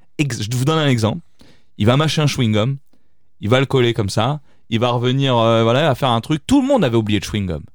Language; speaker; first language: French; early bilingual, other home language; Italian